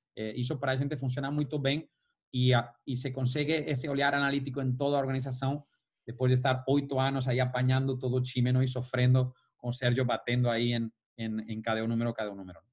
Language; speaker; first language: Portuguese; non-native, fluent; Spanish